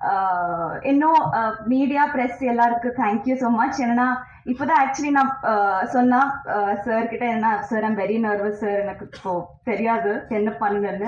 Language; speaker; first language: Tamil; non-native, learner; Telugu